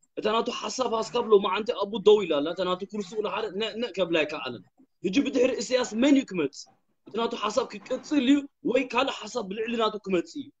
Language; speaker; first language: Tigrinya; early bilingual, heritage; Tigrinya